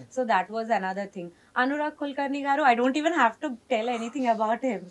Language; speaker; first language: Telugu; non-native, fluent; Bangla